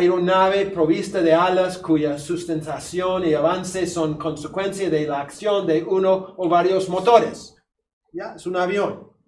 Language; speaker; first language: Spanish; non-native, fluent; English